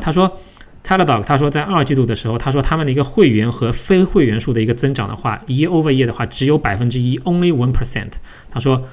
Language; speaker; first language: Chinese; native; Chinese